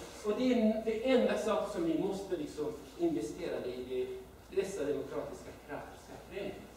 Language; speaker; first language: Swedish; non-native, fluent; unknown